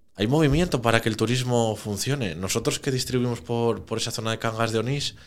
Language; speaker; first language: Spanish; native; Spanish